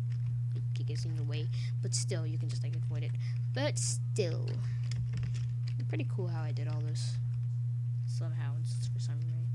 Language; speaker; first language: English; native; English